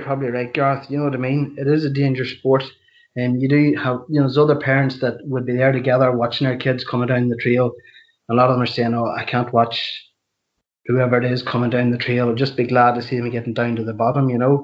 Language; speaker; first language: English; native; English